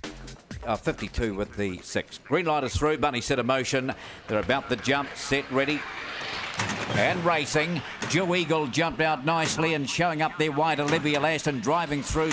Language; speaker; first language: English; native; English